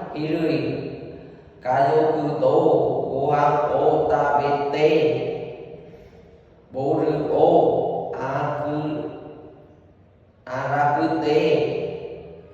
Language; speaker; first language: Japanese; non-native, learner; Vietnamese